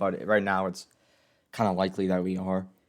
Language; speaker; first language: English; native; English